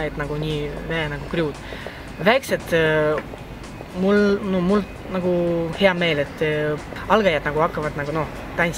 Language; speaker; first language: Estonian; non-native, local second language; Russian